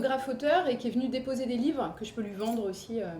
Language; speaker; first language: French; native; French